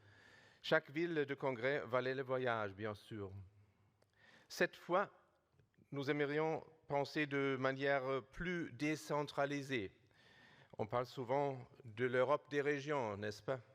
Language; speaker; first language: French; non-native, fluent; German